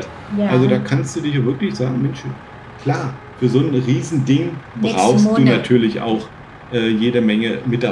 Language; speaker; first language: German; native; German